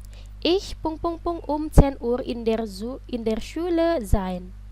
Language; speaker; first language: German; non-native, fluent; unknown